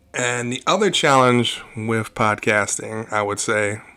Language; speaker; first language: English; native; English